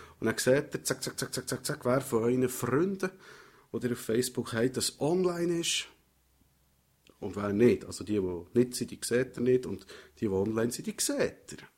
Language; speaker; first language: German; native; German